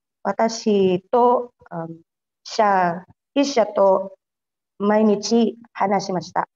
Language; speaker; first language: Japanese; non-native, learner; Filipino